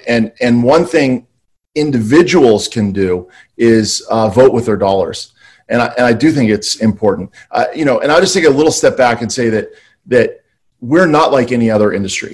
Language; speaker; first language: English; native; English